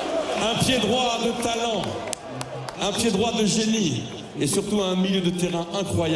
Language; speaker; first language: French; native; French